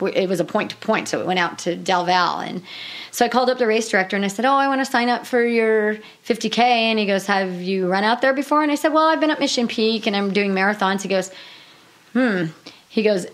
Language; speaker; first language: English; native; English